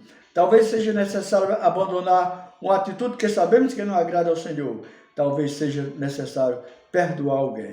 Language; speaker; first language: Portuguese; native; Portuguese